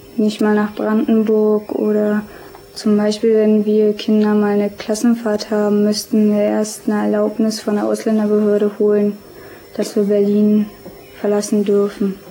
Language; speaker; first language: German; early bilingual, other home language; Albanian